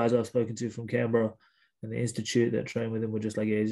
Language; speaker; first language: English; native; English